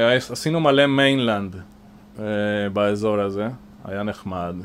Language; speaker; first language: Hebrew; non-native, fluent; Spanish